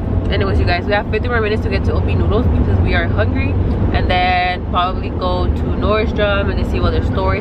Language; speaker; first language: English; early bilingual, other home language; Spanish